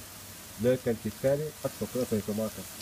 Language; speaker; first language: Swedish; non-native, learner; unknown